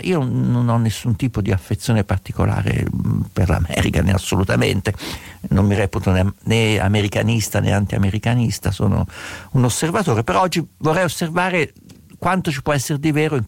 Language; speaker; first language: Italian; native; Italian